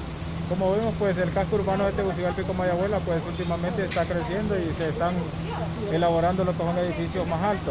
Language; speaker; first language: Spanish; native; Spanish